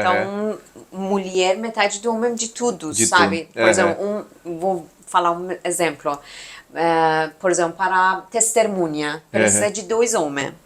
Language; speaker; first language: Portuguese; non-native, fluent; Persian